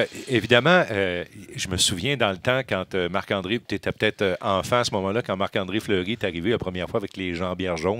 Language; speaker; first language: French; native; French